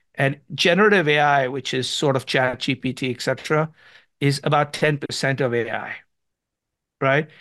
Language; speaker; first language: English; non-native, local second language; Gujarati